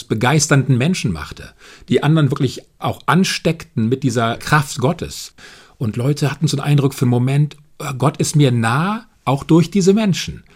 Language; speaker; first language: German; native; German